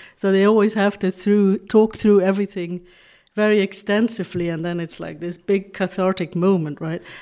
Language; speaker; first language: English; non-native, fluent; Dutch